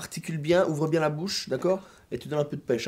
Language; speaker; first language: French; native; French